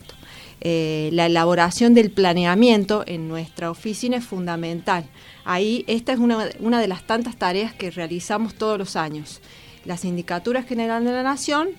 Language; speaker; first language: Spanish; native; Spanish